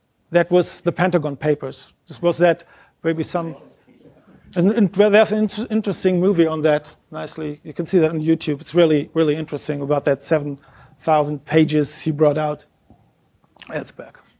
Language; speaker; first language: English; non-native, fluent; German